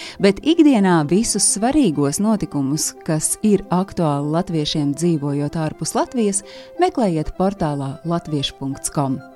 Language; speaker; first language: Latvian; native; Latvian